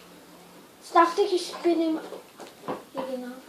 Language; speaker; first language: German; native; German